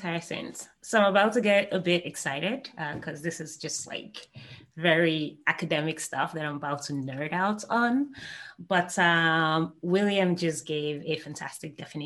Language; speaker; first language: English; non-native, local second language; Igbo